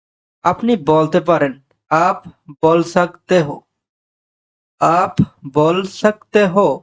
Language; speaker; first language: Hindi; non-native, fluent; Bangla